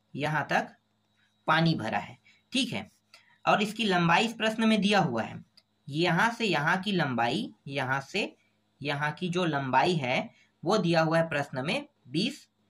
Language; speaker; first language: Hindi; native; Hindi